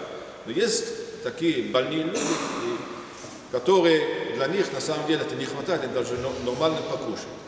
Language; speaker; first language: Russian; non-native, fluent; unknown